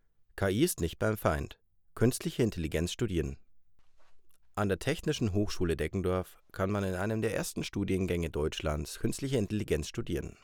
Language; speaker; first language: German; native; German